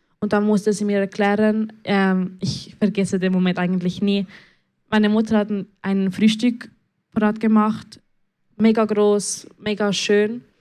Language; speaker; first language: German; early bilingual, other home language; Spanish